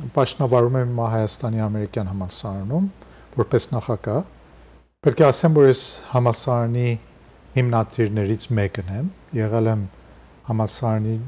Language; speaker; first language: Armenian; native; Armenian